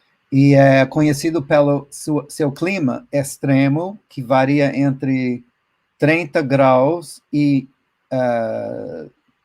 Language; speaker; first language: Portuguese; non-native, fluent; English